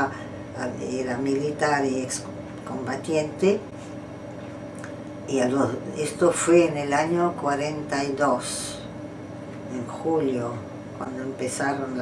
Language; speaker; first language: Spanish; non-native, fluent; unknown